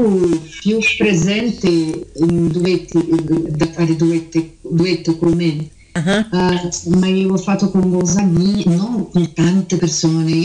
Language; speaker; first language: Italian; early bilingual, heritage; Portuguese